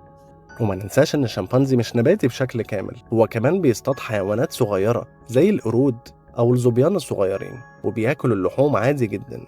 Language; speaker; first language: Arabic; native; Arabic